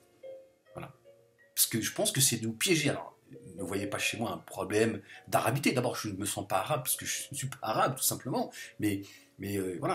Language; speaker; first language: French; native; French